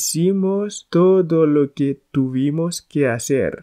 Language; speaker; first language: Spanish; non-native, fluent; Haitian Creole